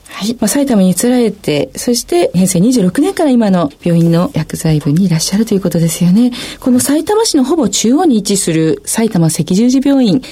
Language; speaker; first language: Japanese; native; Japanese